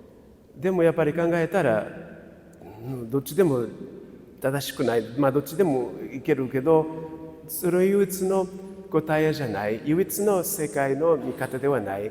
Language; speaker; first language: Japanese; non-native, fluent; Portuguese